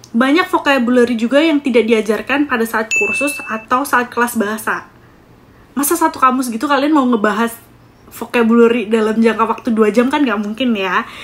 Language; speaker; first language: Indonesian; native; Indonesian